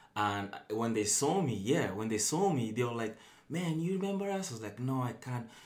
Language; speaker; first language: English; non-native, local second language; Luyia